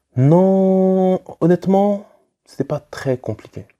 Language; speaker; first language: French; native; French